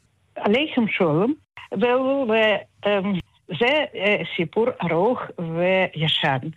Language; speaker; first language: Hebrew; non-native, fluent; Russian